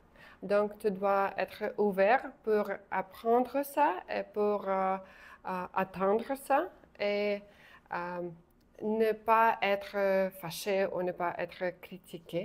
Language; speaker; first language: French; non-native, learner; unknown